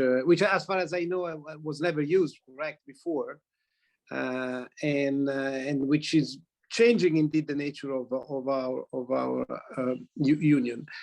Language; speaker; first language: English; non-native, fluent; Italian